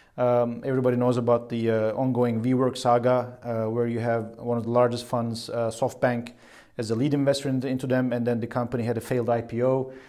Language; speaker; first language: English; non-native, fluent; Turkish